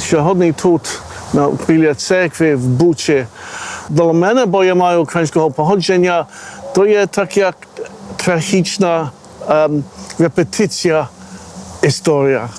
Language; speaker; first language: Ukrainian; early bilingual, heritage; Ukrainian